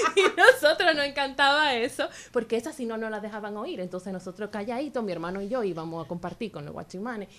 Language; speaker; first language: Spanish; native; Spanish